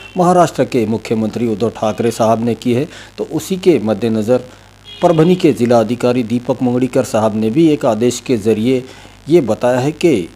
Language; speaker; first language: Hindi; non-native, local second language; Urdu